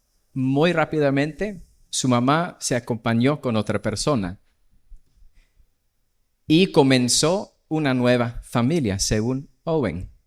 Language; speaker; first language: Spanish; non-native, fluent; English